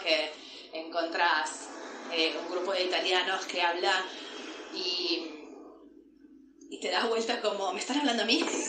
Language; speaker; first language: Spanish; non-native, fluent; Italian